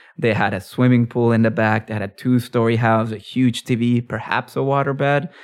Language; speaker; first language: English; early bilingual, other home language; Spanish